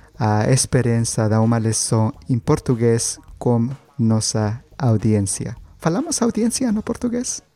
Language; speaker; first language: Portuguese; non-native, learner; Spanish